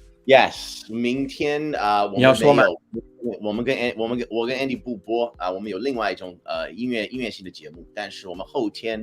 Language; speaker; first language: Chinese; non-native, fluent; English